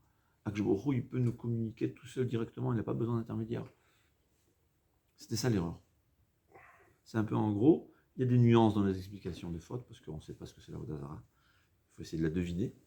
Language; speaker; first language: French; native; French